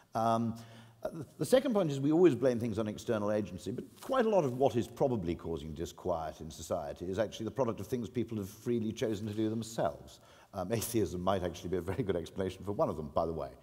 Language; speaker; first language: English; native; English